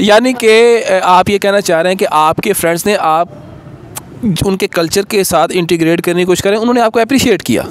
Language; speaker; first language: Urdu; native; Urdu